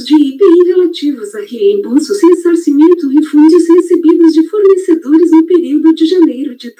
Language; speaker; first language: Portuguese; native; Portuguese